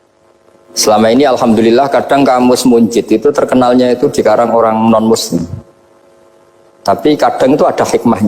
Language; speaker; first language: Indonesian; non-native, local second language; Javanese